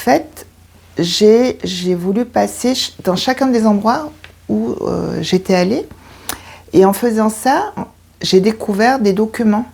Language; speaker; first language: French; early bilingual, other home language; Korean